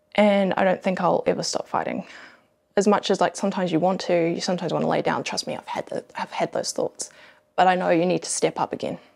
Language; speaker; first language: English; native; English